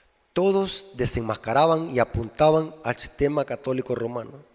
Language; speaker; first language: Spanish; native; Spanish